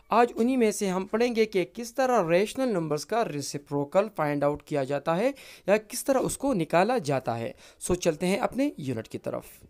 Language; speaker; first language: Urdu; non-native, local second language; Pashto